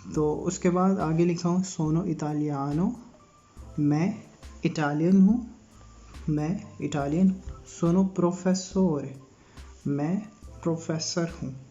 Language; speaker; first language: Urdu; native; Urdu